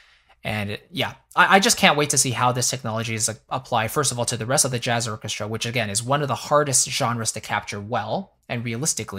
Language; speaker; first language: English; native; English